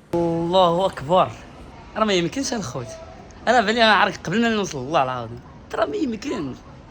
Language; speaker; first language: Arabic; native; Arabic